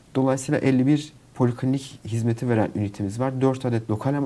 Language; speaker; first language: Turkish; native; Turkish